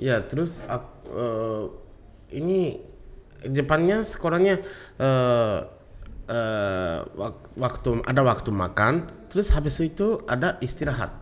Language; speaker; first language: Indonesian; non-native, learner; Japanese